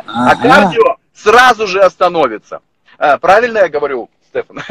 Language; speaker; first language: Russian; native; Russian